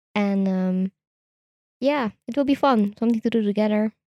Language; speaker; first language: English; non-native, fluent; Dutch